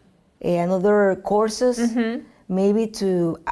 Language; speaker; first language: English; non-native, learner; Spanish